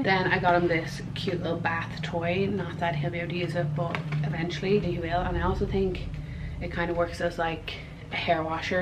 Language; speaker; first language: English; native; English